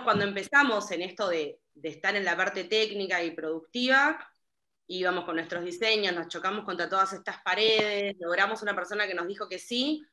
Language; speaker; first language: Spanish; native; Spanish